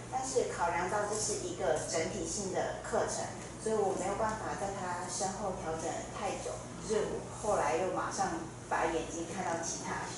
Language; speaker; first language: Chinese; native; Chinese